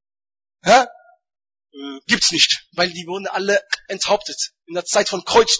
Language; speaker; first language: German; non-native, fluent; Arabic